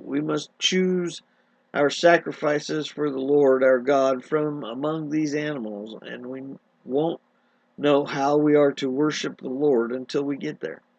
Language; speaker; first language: English; native; English